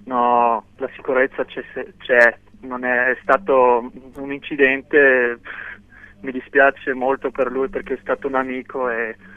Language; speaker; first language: Italian; non-native, local second language; German